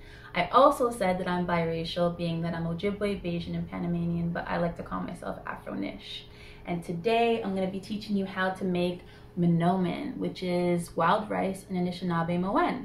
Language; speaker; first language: English; native; English